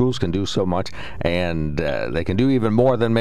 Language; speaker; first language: English; native; English